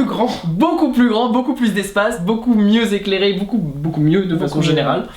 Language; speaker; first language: French; native; French